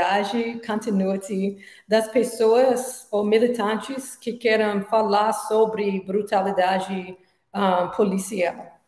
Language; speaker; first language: Portuguese; non-native, learner; English